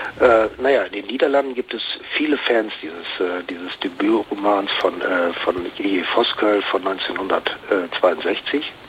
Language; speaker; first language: German; native; German